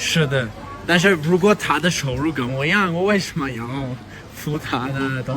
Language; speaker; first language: Chinese; non-native, fluent; English